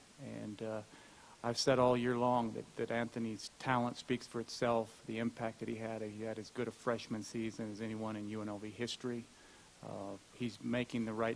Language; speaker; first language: English; native; English